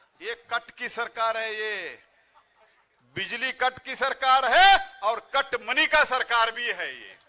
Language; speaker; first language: Hindi; non-native, local second language; Kannada